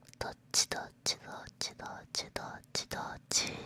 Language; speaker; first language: Japanese; non-native, learner; Chinese